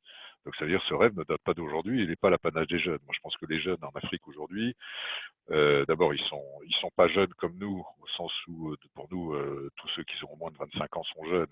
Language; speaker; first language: French; native; French